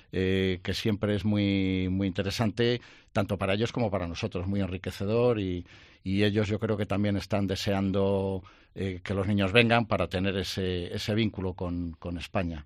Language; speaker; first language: Spanish; native; Spanish